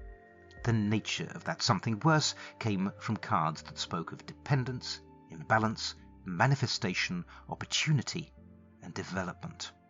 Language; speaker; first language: English; native; English